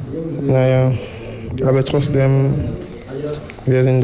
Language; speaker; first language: German; non-native, fluent; French